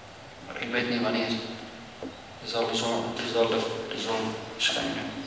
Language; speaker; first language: Dutch; non-native, learner; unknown